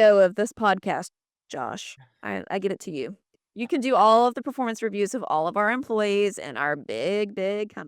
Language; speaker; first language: English; native; English